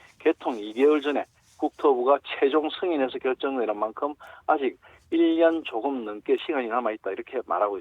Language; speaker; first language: Korean; native; Korean